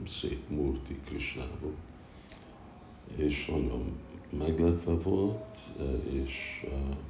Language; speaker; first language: Hungarian; early bilingual, heritage; Hungarian